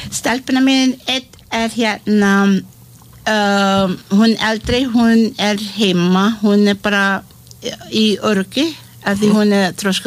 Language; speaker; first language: Icelandic; non-native, learner; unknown